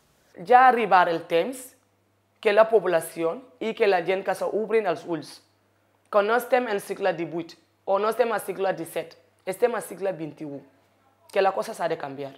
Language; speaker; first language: Spanish; non-native, fluent; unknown